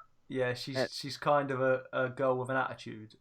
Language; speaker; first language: English; native; English